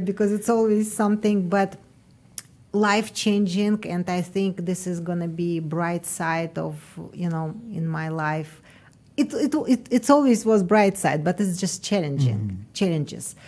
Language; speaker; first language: English; non-native, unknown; Russian